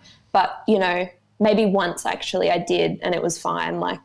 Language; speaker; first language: English; native; English